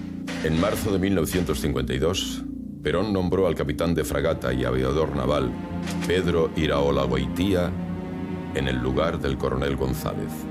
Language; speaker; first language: Spanish; native; Spanish